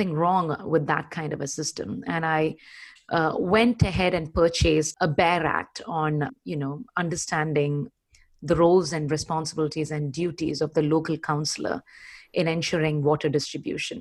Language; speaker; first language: English; non-native, local second language; Malayalam